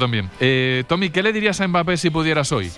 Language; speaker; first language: Spanish; native; Spanish